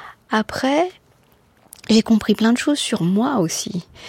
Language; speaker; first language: French; non-native, local second language; Morisyen